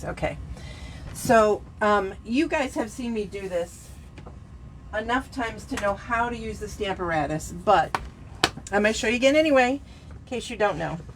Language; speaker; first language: English; native; English